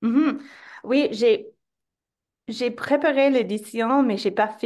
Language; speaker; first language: French; non-native, fluent; English